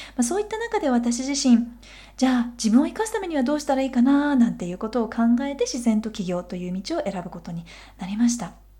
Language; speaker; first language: Japanese; native; Japanese